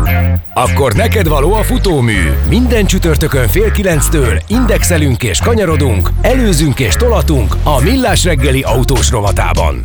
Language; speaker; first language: Hungarian; native; Hungarian